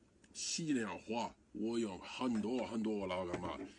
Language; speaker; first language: Chinese; non-native, learner; English